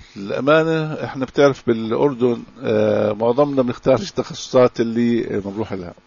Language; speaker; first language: Arabic; native; Arabic